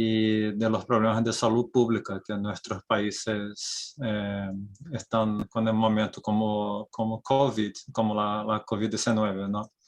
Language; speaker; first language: Spanish; non-native, fluent; Portuguese